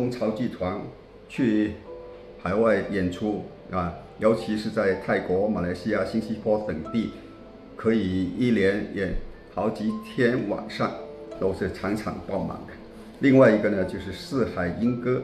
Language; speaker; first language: Chinese; non-native, local second language; Min Nan Chinese